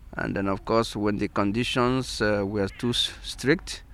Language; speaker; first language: English; non-native, local second language; Igbo